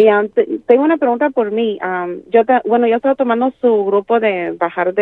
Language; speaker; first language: Spanish; early bilingual, other home language; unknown